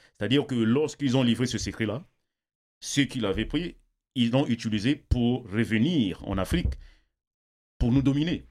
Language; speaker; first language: French; non-native, local second language; Kongo